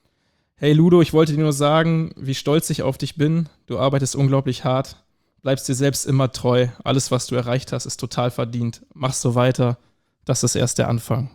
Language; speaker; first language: German; native; German